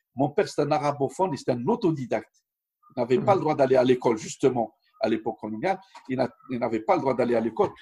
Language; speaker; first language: French; non-native, local second language; Arabic